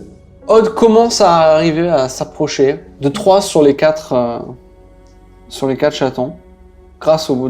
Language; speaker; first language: French; native; French